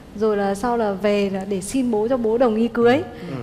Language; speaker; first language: Vietnamese; native; Vietnamese